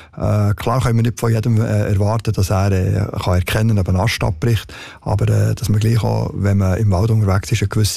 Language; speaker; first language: German; native; German